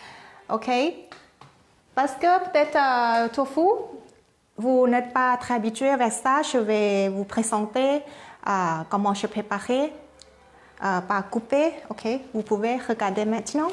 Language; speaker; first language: French; non-native, learner; Thai